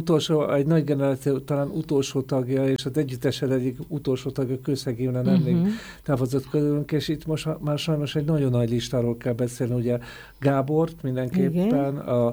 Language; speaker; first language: Hungarian; native; Hungarian